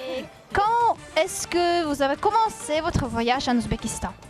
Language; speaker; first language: French; non-native, fluent; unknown